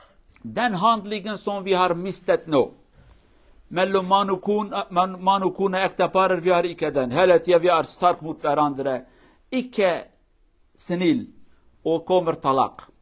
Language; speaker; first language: Norwegian; non-native, learner; Kurdish